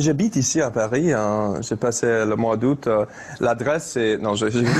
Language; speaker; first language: French; non-native, learner; English